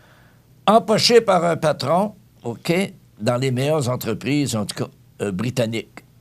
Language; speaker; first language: French; native; French